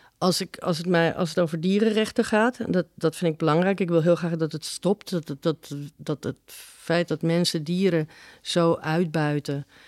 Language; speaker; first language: Dutch; early bilingual, other home language; Spanish